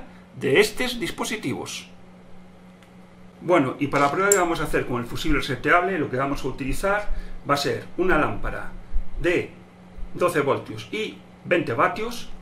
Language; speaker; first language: Spanish; native; Spanish